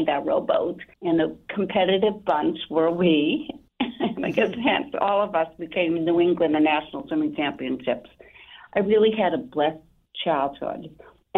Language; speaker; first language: English; native; English